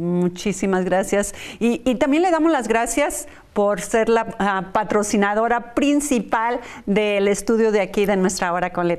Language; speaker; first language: Spanish; native; Spanish